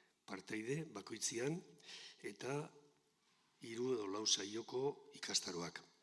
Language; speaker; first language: Basque; native; Basque